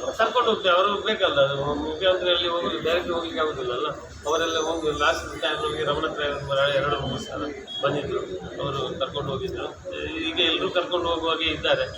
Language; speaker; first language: Kannada; non-native, local second language; Tulu